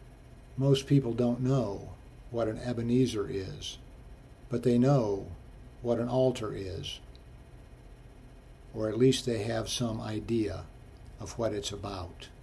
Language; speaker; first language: English; native; English